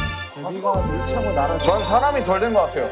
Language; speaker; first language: Korean; native; Korean